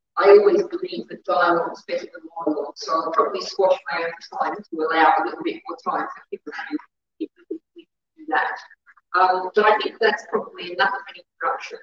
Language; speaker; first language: English; native; English